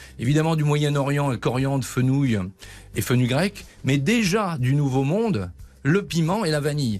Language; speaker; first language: French; native; French